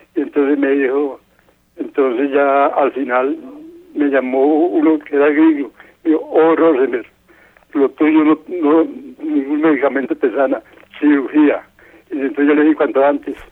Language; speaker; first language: Spanish; native; Spanish